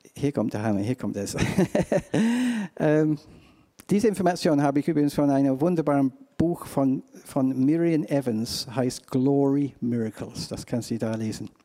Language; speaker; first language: German; non-native, fluent; English